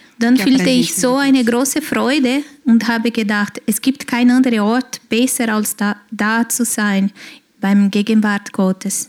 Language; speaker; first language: German; non-native, fluent; Portuguese